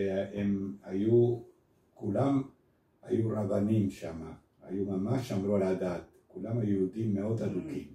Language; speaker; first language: Hebrew; non-native, fluent; Spanish